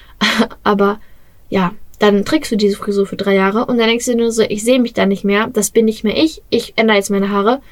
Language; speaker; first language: German; native; German